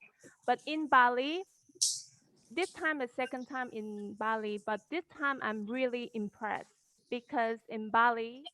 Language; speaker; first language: English; non-native, fluent; Vietnamese